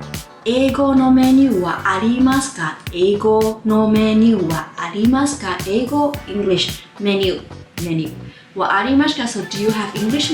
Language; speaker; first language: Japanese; non-native, fluent; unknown